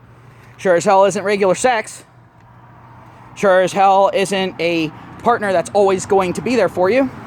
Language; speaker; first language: English; native; English